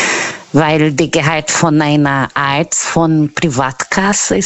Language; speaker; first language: German; non-native, learner; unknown